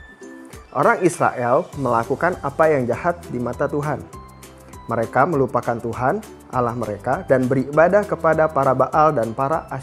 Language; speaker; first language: Indonesian; native; Indonesian